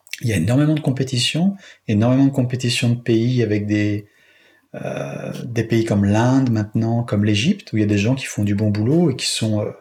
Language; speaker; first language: French; native; French